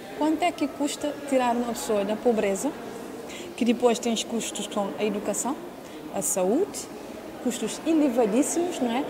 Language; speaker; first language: Portuguese; non-native, local second language; Kabuverdianu